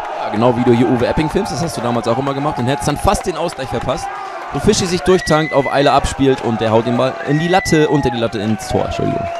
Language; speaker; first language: German; native; German